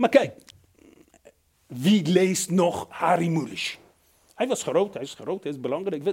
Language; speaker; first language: Dutch; non-native, fluent; Persian